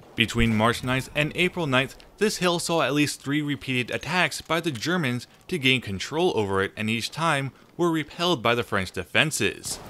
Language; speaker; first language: English; native; English